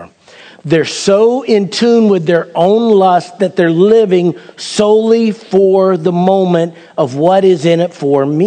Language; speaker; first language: English; native; English